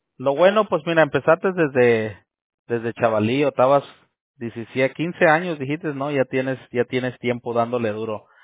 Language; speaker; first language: Spanish; early bilingual, heritage; Spanish